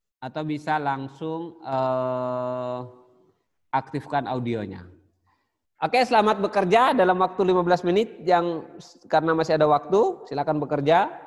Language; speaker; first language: Indonesian; native; Indonesian